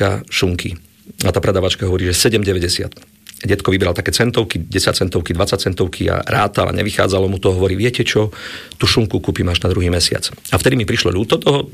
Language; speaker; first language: Slovak; native; Slovak